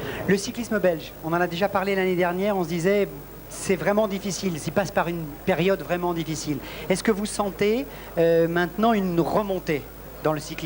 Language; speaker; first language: French; native; French